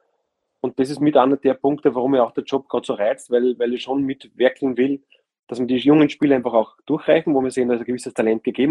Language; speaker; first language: German; native; German